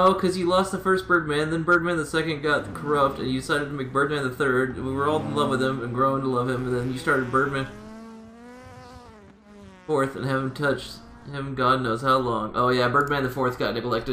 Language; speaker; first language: English; native; English